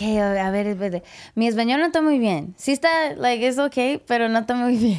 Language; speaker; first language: Spanish; early bilingual, heritage; English